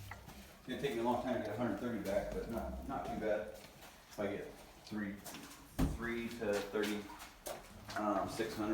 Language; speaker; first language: English; native; English